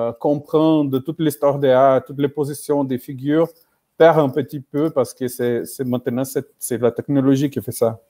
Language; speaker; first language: French; non-native, learner; Portuguese